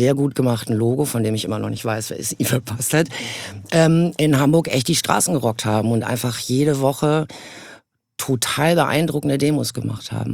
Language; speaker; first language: German; native; German